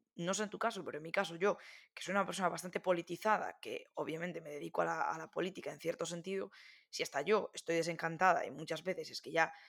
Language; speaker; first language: Spanish; native; Spanish